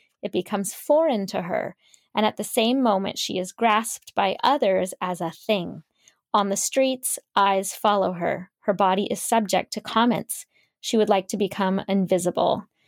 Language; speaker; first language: English; native; English